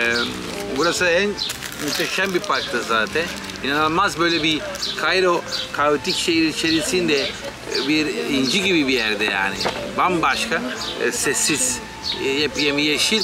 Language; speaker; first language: Turkish; non-native, fluent; Italian